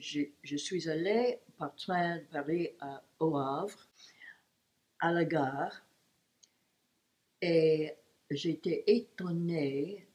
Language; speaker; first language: French; non-native, learner; English